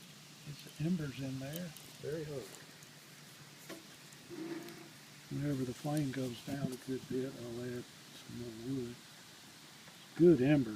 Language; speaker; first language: English; native; English